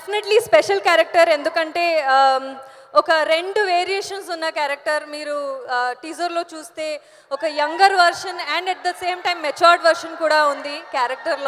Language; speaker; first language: Telugu; non-native, learner; Kannada